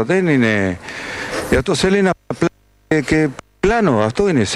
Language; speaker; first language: Greek; non-native, fluent; Spanish